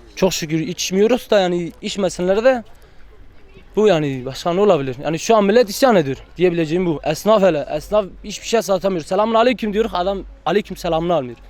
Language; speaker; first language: Turkish; non-native, local second language; Kurdish